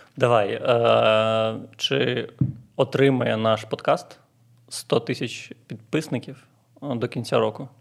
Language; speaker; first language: Ukrainian; non-native, local second language; Russian